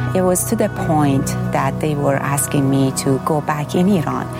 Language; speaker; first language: English; non-native, fluent; Persian